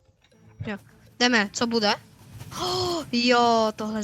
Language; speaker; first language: Czech; early bilingual, other home language; Russian